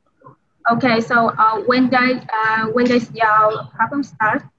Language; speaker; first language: English; non-native, learner; Vietnamese